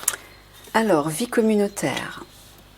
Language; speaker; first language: French; native; French